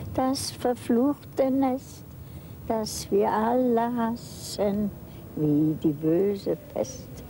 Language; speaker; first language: German; native; German